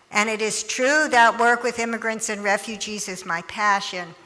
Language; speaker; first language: English; native; English